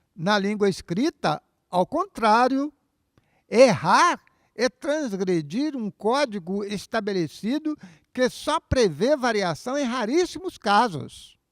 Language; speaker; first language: Portuguese; native; Portuguese